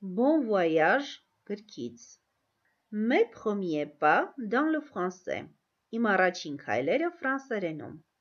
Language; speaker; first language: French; non-native, fluent; Armenian